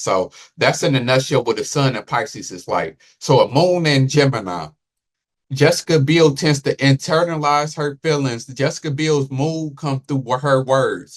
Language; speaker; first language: English; native; English